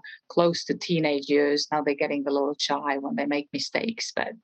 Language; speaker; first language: English; non-native, fluent; Estonian